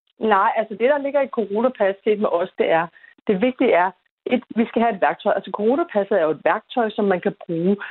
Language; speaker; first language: Danish; native; Danish